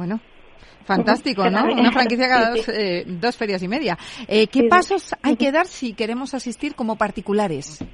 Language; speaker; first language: Spanish; native; Spanish